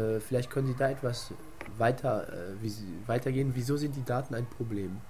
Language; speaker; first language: German; non-native, fluent; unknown